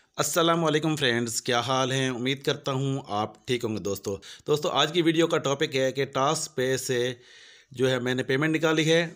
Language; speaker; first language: Urdu; non-native, local second language; Punjabi